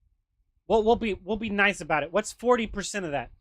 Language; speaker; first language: English; native; English